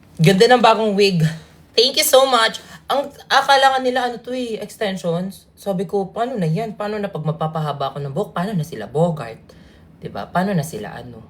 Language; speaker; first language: Filipino; non-native, local second language; Cebuano